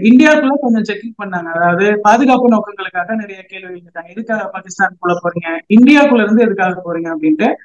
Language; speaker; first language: Tamil; native; Tamil